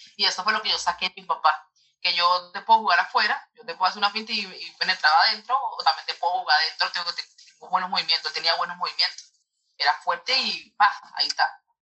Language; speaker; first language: Spanish; native; Spanish